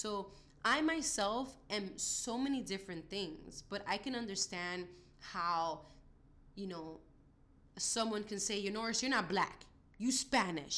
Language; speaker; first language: English; native; English